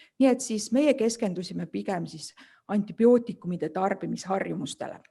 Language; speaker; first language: Estonian; native; Estonian